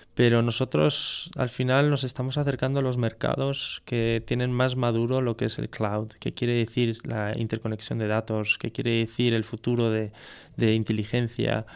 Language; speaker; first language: Spanish; non-native, fluent; French